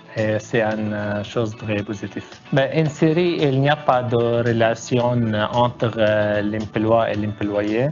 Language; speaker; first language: French; non-native, learner; Arabic